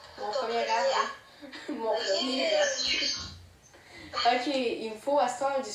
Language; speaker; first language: French; native; French